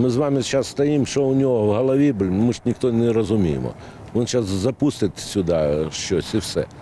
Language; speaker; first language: Ukrainian; non-native, local second language; Russian